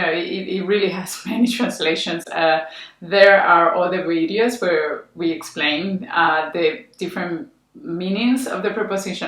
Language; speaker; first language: English; non-native, fluent; Spanish